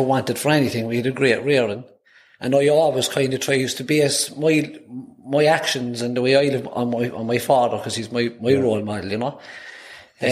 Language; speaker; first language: English; native; English